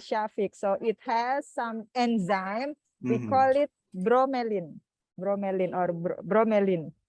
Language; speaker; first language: English; non-native, fluent; Indonesian